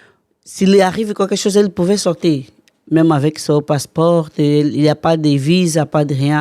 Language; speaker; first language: French; non-native, learner; Portuguese